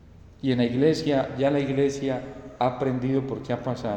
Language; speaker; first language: Spanish; native; Spanish